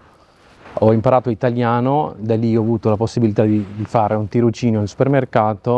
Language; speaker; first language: Italian; non-native, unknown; Urdu